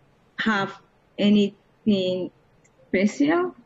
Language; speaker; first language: English; non-native, learner; Spanish